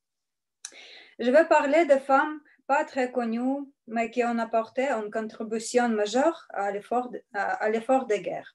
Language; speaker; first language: French; non-native, learner; Russian